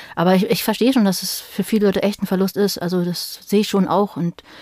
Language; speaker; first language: German; native; German